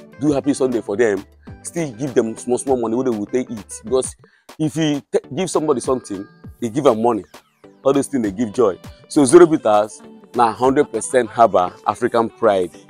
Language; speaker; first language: Nigerian Pidgin; non-native, local second language; Igbo